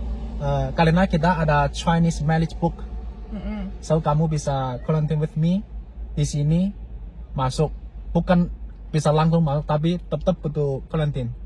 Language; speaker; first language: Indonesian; non-native, learner; Chinese